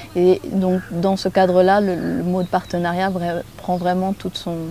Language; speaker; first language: French; native; French